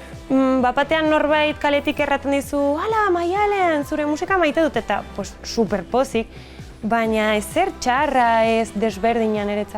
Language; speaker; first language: Basque; non-native, local second language; Spanish